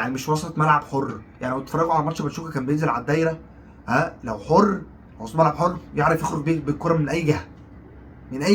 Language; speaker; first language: Arabic; native; Arabic